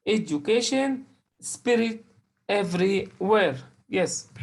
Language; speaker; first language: English; non-native, learner; Arabic